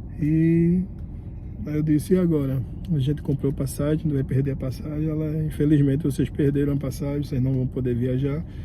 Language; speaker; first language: Portuguese; native; Portuguese